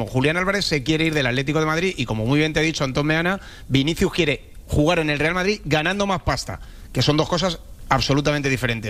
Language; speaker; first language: Spanish; native; Spanish